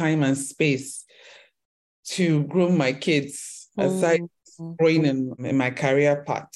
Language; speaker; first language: English; non-native, local second language; Yoruba